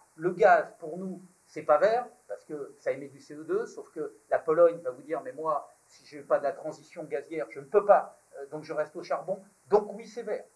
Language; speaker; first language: French; native; French